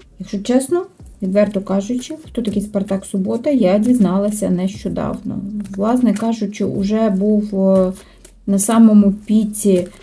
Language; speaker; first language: Ukrainian; non-native, local second language; Russian